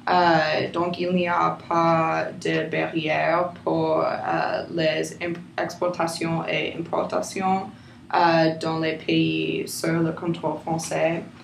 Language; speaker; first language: French; non-native, learner; English